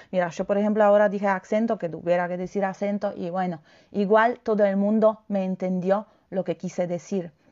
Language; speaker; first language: Spanish; non-native, fluent; Polish